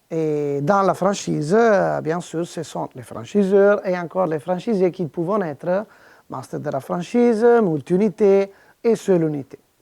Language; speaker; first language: French; non-native, fluent; Italian